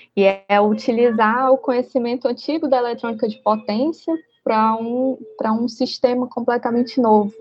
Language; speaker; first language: Portuguese; native; Portuguese